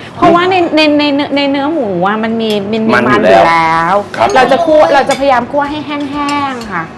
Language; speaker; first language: Thai; native; Thai